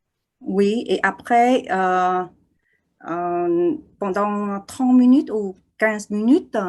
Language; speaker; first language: French; non-native, fluent; Vietnamese